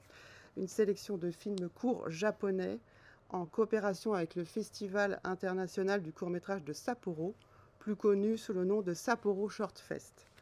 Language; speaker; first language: French; native; French